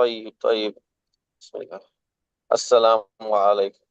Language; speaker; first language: Arabic; non-native, learner; English